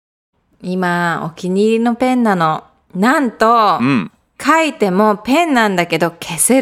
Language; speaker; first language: Japanese; native; Japanese